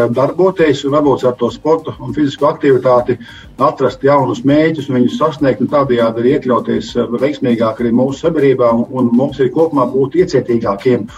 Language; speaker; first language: Latvian; non-native, fluent; Hungarian